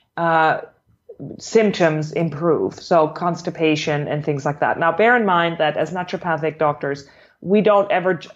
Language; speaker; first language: English; non-native, fluent; German